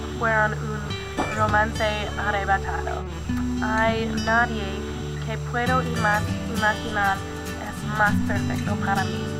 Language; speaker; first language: Spanish; non-native, learner; English